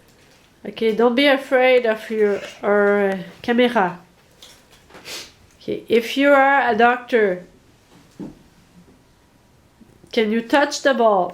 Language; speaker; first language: English; non-native, learner; French